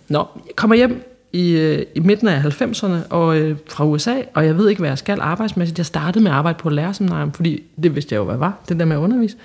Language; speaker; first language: Danish; native; Danish